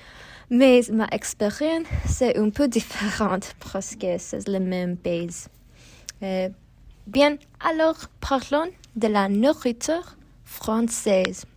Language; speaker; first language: French; non-native, learner; English